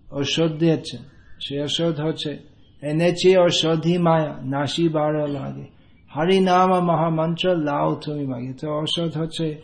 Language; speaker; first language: Bangla; non-native, fluent; English